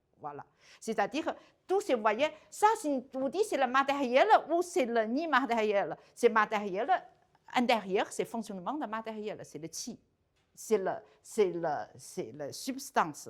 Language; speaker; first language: French; non-native, learner; Chinese